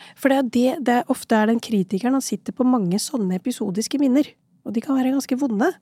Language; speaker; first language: Norwegian; early bilingual, other home language; Urdu